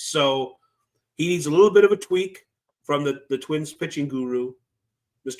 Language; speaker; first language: English; native; English